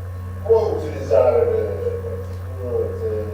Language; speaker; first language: Italian; non-native, learner; Russian